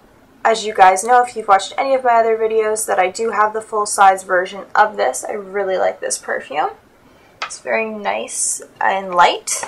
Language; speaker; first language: English; native; English